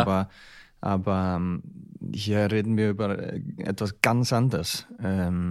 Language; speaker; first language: German; non-native, learner; Icelandic